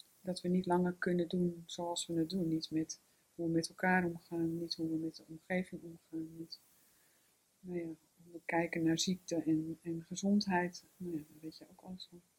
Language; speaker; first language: Dutch; native; Dutch